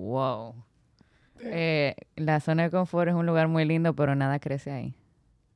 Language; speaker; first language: Spanish; native; Spanish